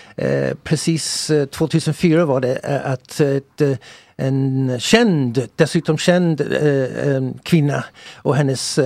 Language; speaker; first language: Swedish; early bilingual, other home language; English